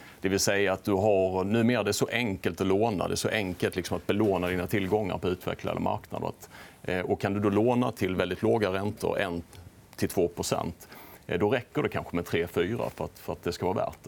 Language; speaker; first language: Swedish; native; Swedish